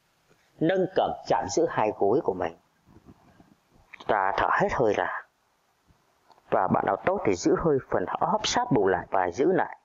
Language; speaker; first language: Vietnamese; native; Vietnamese